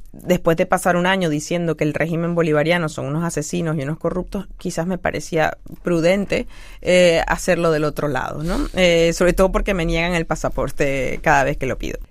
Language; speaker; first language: Spanish; native; Spanish